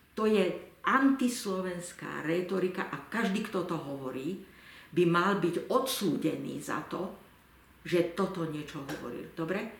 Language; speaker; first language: Slovak; native; Slovak